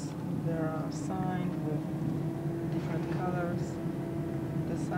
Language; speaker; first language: English; non-native, learner; Polish